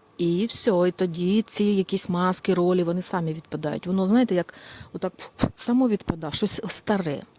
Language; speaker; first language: Ukrainian; non-native, local second language; Russian